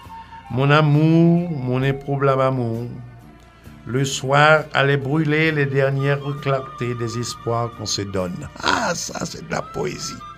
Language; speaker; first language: French; non-native, fluent; Spanish